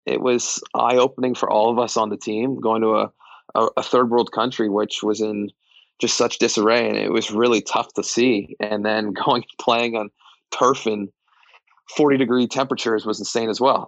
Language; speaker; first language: English; native; English